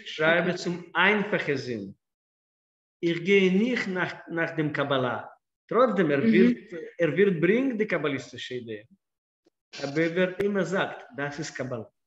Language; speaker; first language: German; non-native, fluent; Russian